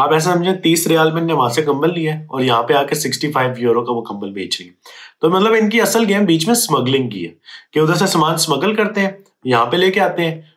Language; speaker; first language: Urdu; native; Urdu